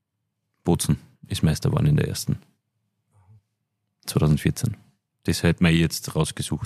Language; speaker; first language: German; native; German